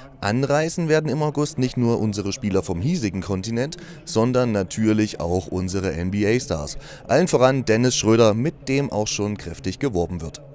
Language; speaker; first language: German; native; German